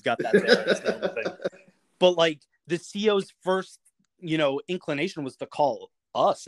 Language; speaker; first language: English; native; English